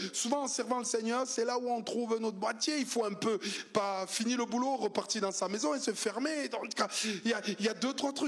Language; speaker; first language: French; native; French